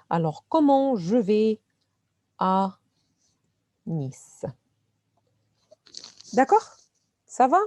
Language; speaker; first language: French; non-native, fluent; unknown